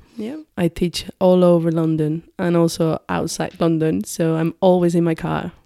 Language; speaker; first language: English; non-native, fluent; Spanish